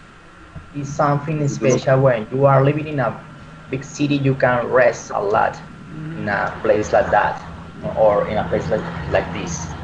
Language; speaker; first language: English; non-native, learner; Spanish